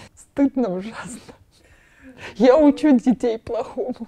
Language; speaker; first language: Russian; non-native, local second language; Armenian